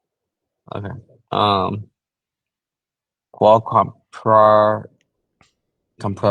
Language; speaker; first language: Spanish; non-native, learner; English